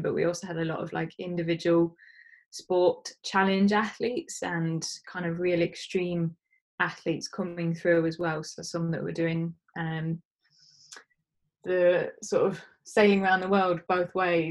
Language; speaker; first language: English; native; English